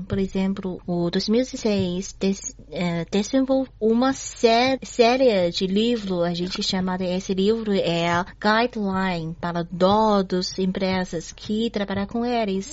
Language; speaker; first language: Portuguese; non-native, learner; Chinese